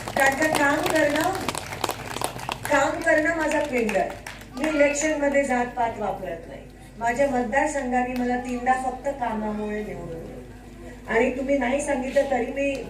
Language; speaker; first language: Marathi; native; Marathi